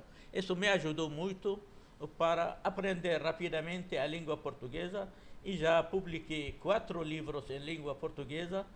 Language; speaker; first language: Portuguese; non-native, fluent; Arabic